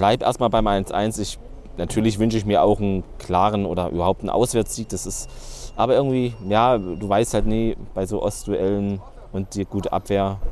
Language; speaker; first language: German; native; German